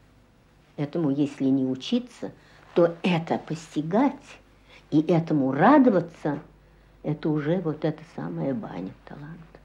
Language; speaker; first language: Russian; native; Russian